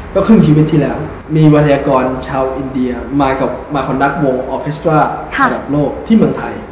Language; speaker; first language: Thai; native; Thai